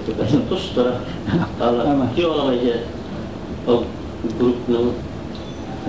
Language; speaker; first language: Greek; non-native, local second language; Turkish